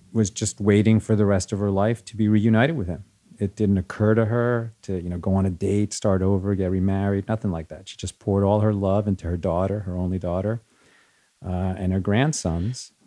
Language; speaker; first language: English; early bilingual, other home language; Spanish